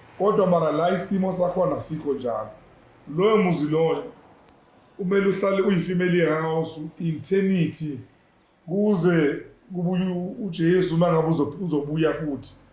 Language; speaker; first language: Zulu; native; Zulu